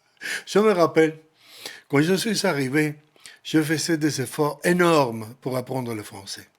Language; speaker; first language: French; non-native, learner; Spanish